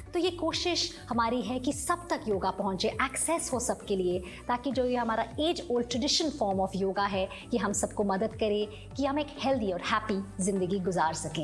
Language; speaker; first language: Hindi; native; Hindi